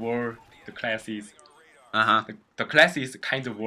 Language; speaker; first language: English; non-native, learner; Korean